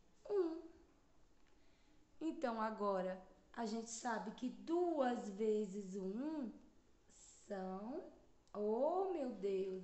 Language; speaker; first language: Portuguese; native; Portuguese